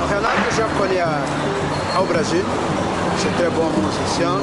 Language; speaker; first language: French; non-native, learner; Portuguese